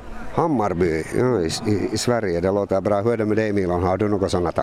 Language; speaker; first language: Swedish; native; Swedish